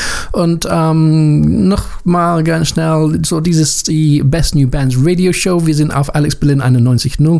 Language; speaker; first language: German; non-native, learner; English